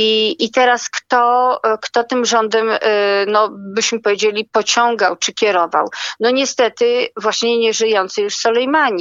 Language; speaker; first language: Polish; native; Polish